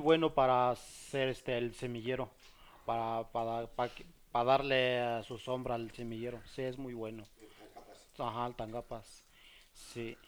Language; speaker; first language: Spanish; non-native, local second language; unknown